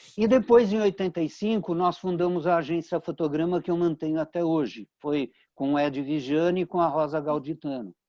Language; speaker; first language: Portuguese; early bilingual, other home language; Italian